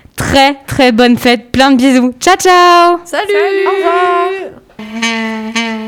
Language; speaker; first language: French; native; French